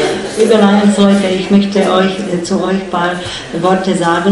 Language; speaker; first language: German; non-native, learner; Slovak